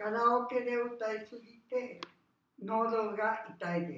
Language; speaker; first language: Japanese; non-native, learner; Spanish